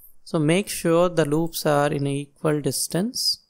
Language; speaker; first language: English; non-native, local second language; Telugu